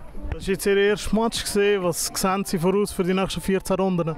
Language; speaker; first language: German; native; German